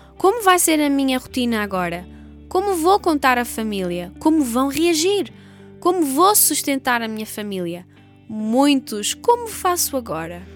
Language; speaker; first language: Portuguese; native; Portuguese